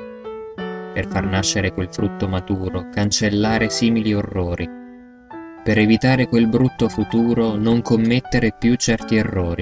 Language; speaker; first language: Italian; native; Italian